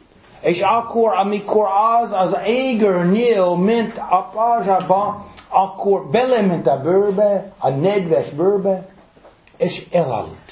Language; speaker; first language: Hungarian; early bilingual, heritage; English